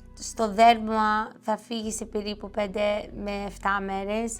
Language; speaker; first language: Greek; early bilingual, heritage; Greek